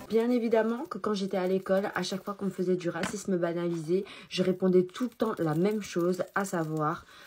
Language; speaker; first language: French; early bilingual, other home language; Chinese